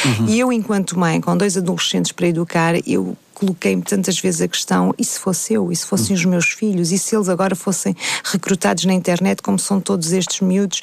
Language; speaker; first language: Portuguese; native; Portuguese